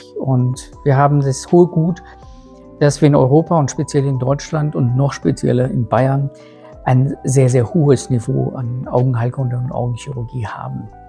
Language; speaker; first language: German; early bilingual, other home language; Persian